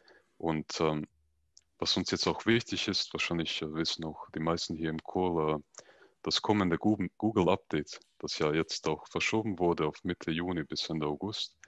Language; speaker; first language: German; native; German